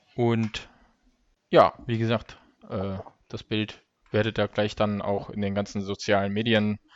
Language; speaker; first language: German; early bilingual, other home language; Russian